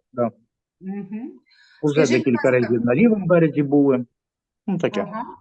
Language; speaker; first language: Ukrainian; non-native, local second language; Russian